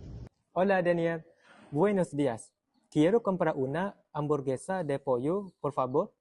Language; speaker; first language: Spanish; non-native, learner; Malay